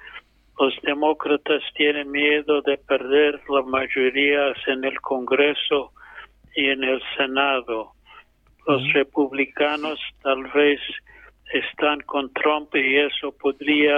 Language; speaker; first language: Spanish; non-native, fluent; English